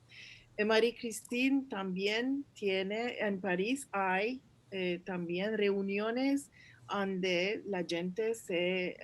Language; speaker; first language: Spanish; early bilingual, heritage; Turkish